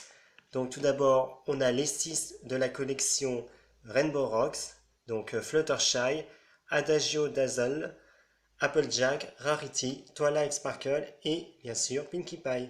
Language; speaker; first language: French; native; French